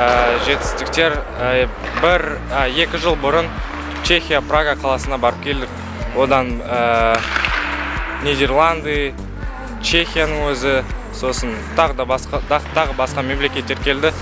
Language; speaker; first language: Kazakh; non-native, local second language; Russian